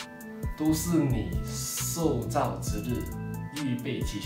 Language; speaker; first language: Chinese; native; Chinese